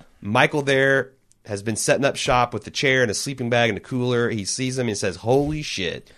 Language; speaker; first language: English; native; English